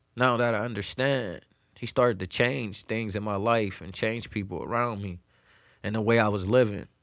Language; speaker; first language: English; native; English